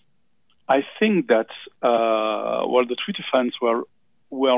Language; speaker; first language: English; non-native, fluent; French